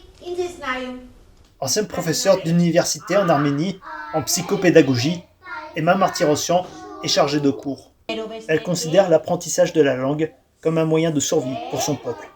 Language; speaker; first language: French; native; French